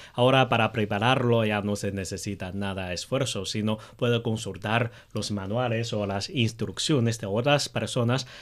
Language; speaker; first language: Spanish; non-native, fluent; Chinese